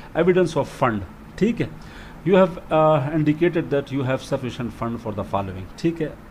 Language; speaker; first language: Urdu; native; Urdu